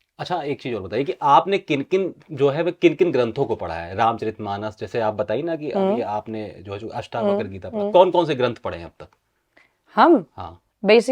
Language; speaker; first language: Hindi; native; Hindi